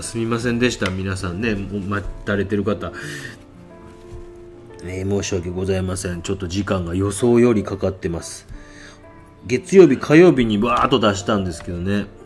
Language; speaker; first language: Japanese; native; Japanese